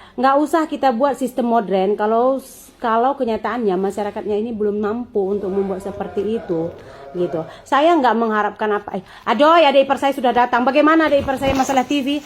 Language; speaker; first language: Indonesian; native; Indonesian